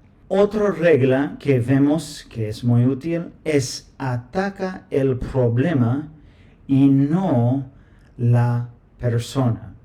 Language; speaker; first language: Spanish; non-native, fluent; English